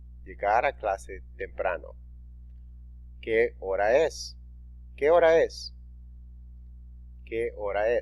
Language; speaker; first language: Spanish; non-native, fluent; English